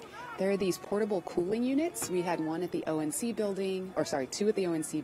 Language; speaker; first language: English; native; English